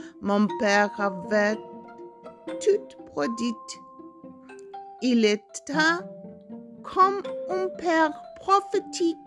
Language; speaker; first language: French; non-native, learner; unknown